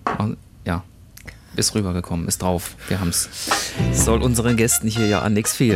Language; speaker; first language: German; native; German